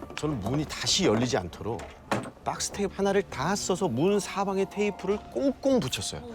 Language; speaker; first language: Korean; native; Korean